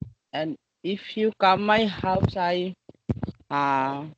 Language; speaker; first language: English; non-native, learner; Bangla